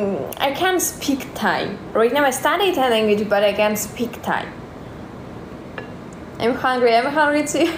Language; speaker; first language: English; non-native, learner; Russian